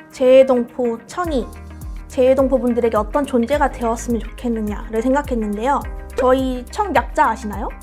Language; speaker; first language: Korean; native; Korean